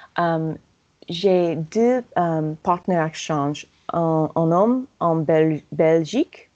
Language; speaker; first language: French; non-native, learner; English